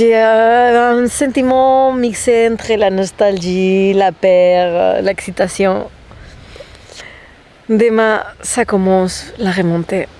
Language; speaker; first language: French; non-native, fluent; Spanish